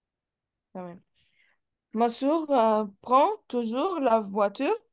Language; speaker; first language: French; non-native, fluent; Arabic